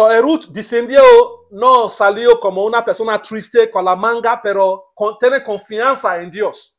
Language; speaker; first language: Spanish; non-native, learner; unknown